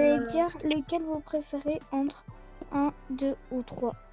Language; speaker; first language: French; native; French